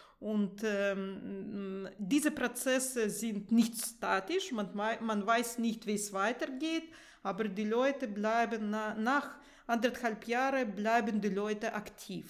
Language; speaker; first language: German; non-native, fluent; Russian